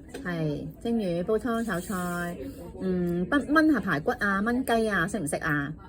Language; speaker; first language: Cantonese; native; Cantonese